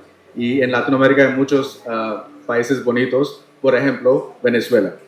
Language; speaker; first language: Spanish; non-native, learner; Tamil